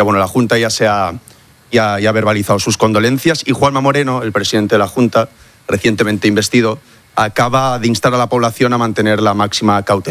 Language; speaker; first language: Spanish; native; Spanish